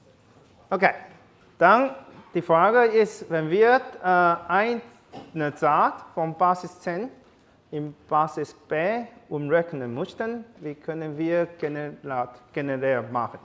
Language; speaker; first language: German; non-native, learner; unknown